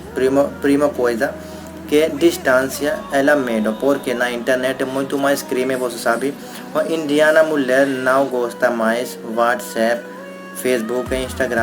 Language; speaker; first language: Portuguese; non-native, learner; Hindi